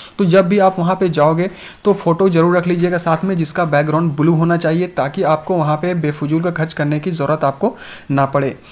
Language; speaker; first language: Hindi; native; Hindi